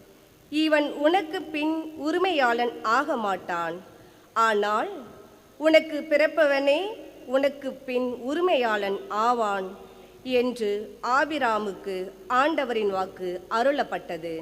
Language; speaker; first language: Tamil; native; Tamil